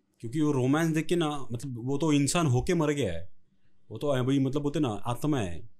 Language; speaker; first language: Hindi; non-native, local second language; Marathi